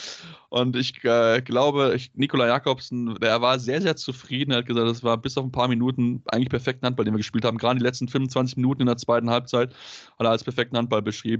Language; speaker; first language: German; native; German